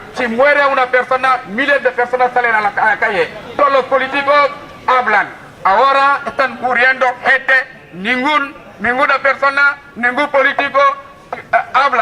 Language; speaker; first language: Spanish; non-native, fluent; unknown